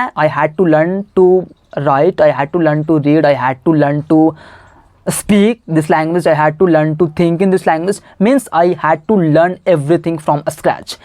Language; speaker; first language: Hindi; native; Hindi